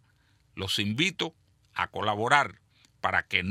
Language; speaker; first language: Spanish; native; Spanish